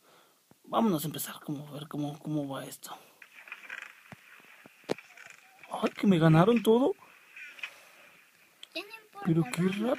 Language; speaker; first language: Spanish; native; Spanish